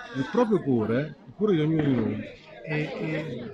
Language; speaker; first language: Italian; native; Italian